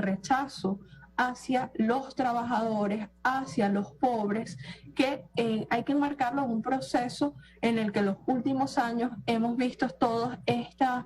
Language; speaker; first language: Spanish; native; Spanish